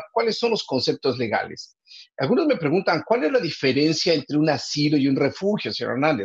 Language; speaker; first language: Spanish; native; Spanish